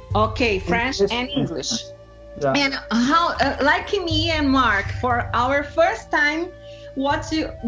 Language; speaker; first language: English; non-native, learner; Portuguese